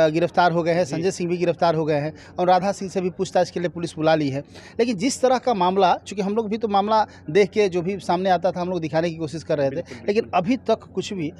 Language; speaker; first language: Hindi; native; Hindi